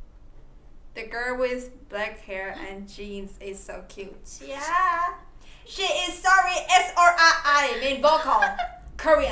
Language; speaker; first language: English; non-native, learner; Korean